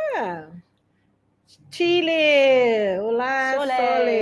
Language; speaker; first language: English; non-native, learner; Portuguese